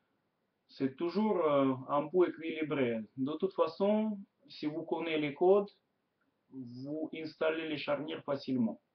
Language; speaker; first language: French; non-native, learner; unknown